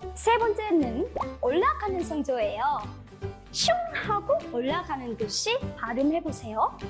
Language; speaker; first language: Korean; non-native, fluent; Vietnamese